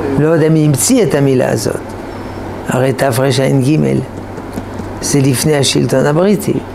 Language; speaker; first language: Hebrew; non-native, fluent; French